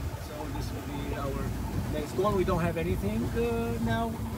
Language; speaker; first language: English; non-native, fluent; Romanian